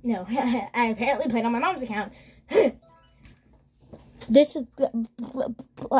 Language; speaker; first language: English; native; English